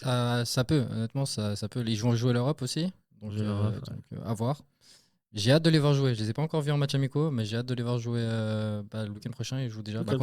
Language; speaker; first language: French; native; French